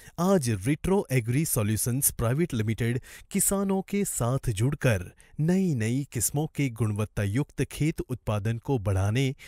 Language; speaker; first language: Hindi; native; Hindi